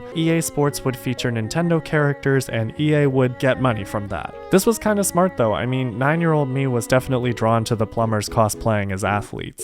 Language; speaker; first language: English; native; English